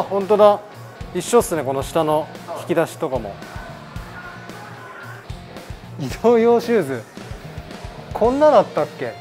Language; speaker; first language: Japanese; native; Japanese